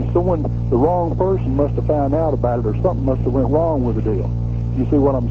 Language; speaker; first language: English; native; English